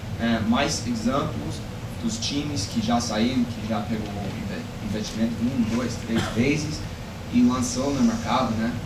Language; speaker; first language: Portuguese; non-native, fluent; English